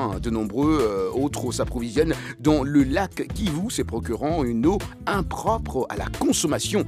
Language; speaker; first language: French; non-native, local second language; Lingala